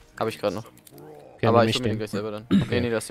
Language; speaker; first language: German; native; German